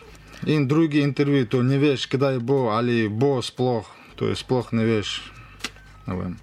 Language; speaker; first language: Slovenian; non-native, learner; Russian